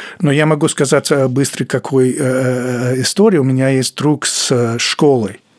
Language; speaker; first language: Russian; non-native, fluent; English